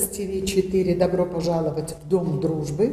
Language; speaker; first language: Russian; native; Russian